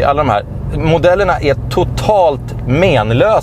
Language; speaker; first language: Swedish; native; Swedish